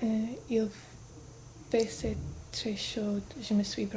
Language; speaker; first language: French; non-native, learner; English